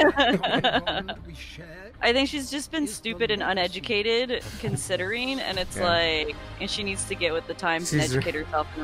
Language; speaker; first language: English; native; English